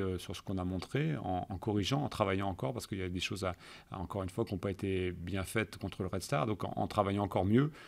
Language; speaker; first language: French; native; French